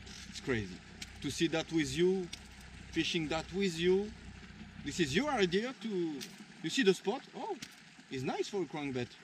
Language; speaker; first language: English; non-native, learner; French